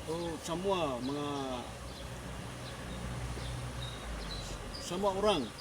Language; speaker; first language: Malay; non-native, learner; Cebuano